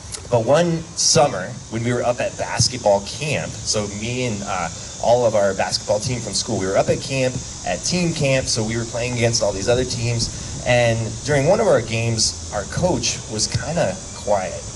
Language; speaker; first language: English; native; English